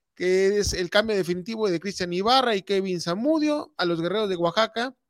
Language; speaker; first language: Spanish; native; Spanish